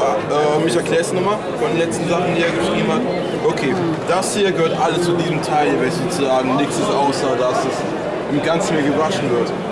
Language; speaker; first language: German; native; German